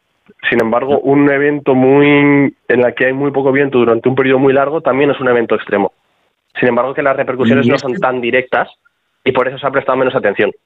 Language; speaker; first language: Spanish; native; Spanish